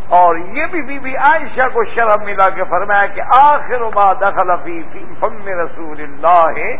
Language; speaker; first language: Urdu; native; Urdu